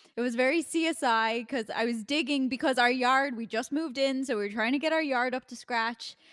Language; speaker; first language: English; native; English